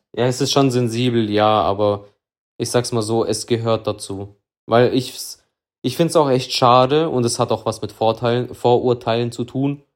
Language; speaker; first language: German; early bilingual, other home language; Russian